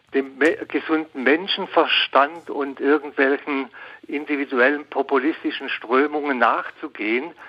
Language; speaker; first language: German; non-native, fluent; Spanish